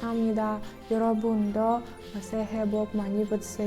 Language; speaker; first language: Korean; non-native, fluent; Kazakh